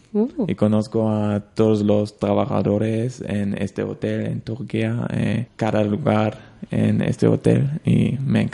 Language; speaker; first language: Spanish; non-native, learner; German